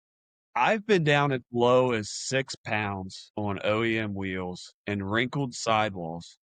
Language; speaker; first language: English; native; English